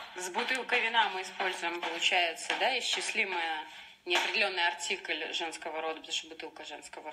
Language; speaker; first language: Russian; native; Russian